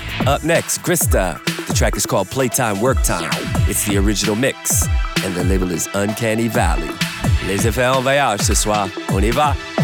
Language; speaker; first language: English; native; English